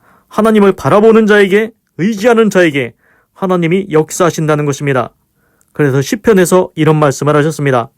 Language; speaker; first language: Korean; native; Korean